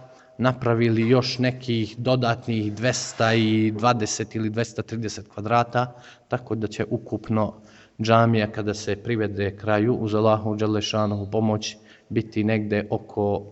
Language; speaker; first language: Bosnian; native; Bosnian